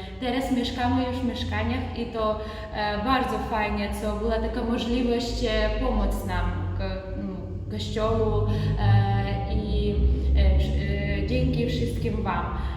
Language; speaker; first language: Polish; non-native, learner; Ukrainian